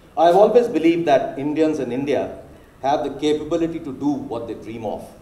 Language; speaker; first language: English; non-native, local second language; Hindi